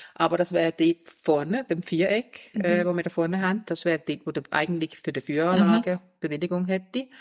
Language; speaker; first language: German; non-native, fluent; Danish